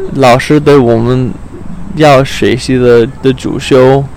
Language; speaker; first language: Chinese; non-native, fluent; English